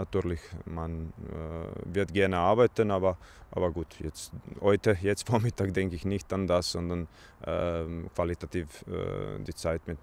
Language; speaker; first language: German; non-native, fluent; Croatian